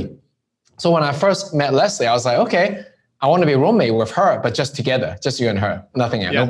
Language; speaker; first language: English; non-native, local second language; Cantonese